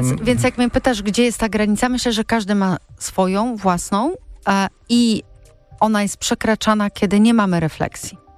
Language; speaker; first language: Polish; native; Polish